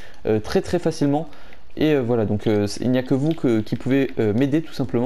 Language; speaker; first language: French; native; French